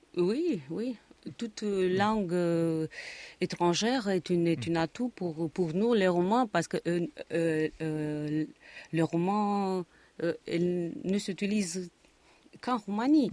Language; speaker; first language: French; non-native, fluent; Romanian